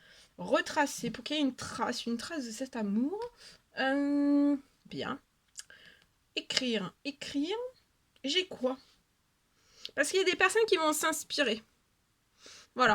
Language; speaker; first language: French; native; French